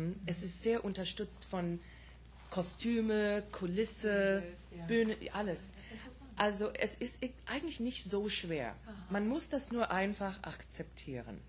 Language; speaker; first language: German; non-native, fluent; English